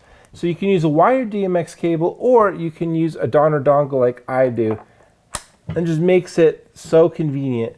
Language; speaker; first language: English; native; English